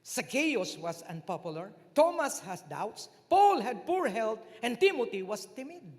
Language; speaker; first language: English; non-native, local second language; Filipino